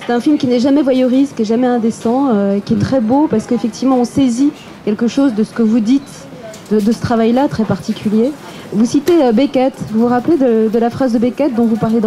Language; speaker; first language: French; native; French